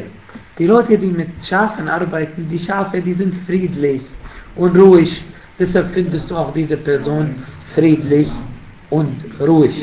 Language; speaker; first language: German; non-native, fluent; Arabic